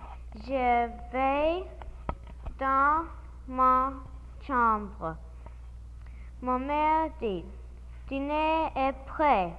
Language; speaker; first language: French; non-native, learner; English